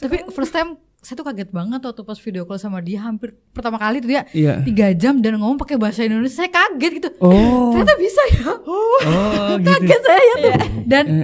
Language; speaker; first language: Indonesian; native; Indonesian